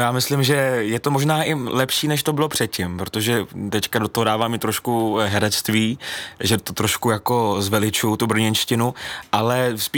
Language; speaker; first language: Czech; native; Czech